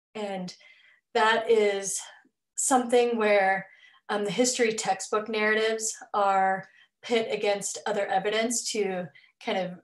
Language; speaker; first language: English; native; English